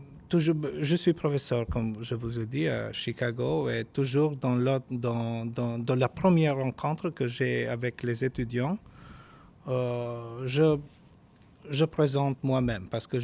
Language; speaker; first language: French; non-native, fluent; Albanian